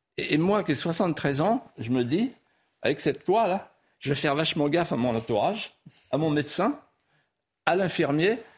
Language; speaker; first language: French; non-native, local second language; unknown